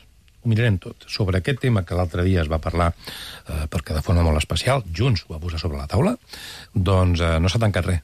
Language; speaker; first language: Catalan; native; Catalan